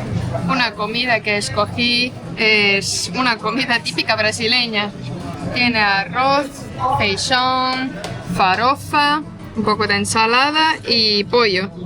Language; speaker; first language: Spanish; non-native, fluent; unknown